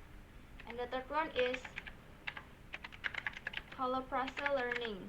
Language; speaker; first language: English; non-native, learner; Indonesian